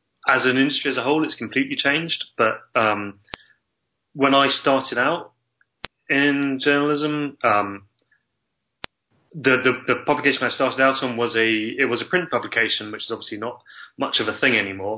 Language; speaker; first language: English; native; English